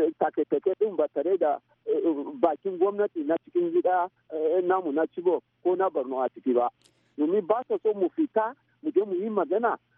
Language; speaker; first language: Hausa; non-native, local second language; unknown